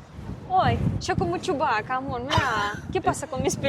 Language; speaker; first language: Spanish; non-native, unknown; Russian